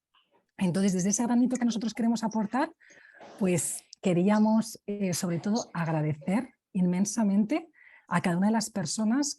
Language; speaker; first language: Spanish; native; Spanish